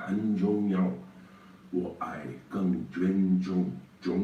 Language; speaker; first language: Chinese; non-native, learner; English